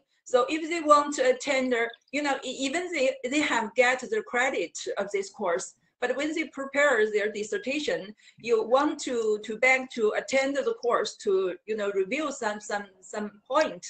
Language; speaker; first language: English; non-native, learner; Chinese